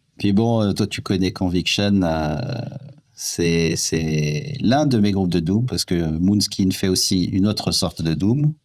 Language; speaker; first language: French; non-native, local second language; Arabic